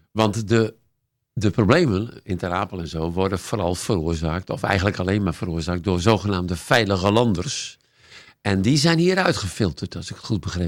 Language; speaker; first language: Dutch; native; Dutch